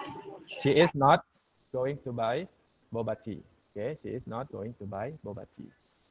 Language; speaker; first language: English; non-native, fluent; Indonesian